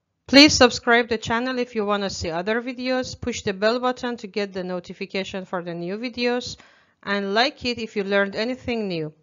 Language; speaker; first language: English; non-native, fluent; Persian